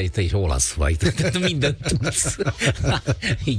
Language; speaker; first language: Hungarian; non-native, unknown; Italian